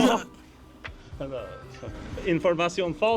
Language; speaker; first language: Spanish; non-native, learner; English